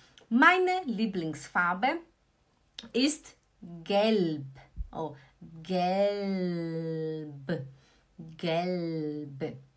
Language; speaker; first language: German; non-native, fluent; Portuguese